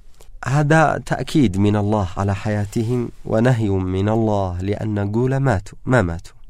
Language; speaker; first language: Arabic; native; Arabic